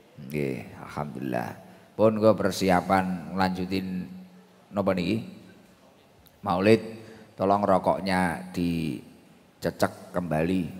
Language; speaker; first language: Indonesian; native; Indonesian